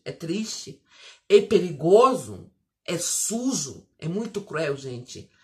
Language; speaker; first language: Portuguese; non-native, fluent; Russian